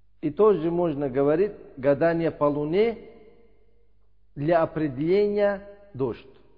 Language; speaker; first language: Russian; non-native, learner; Uzbek